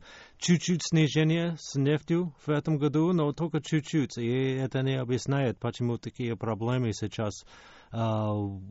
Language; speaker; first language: Russian; non-native, fluent; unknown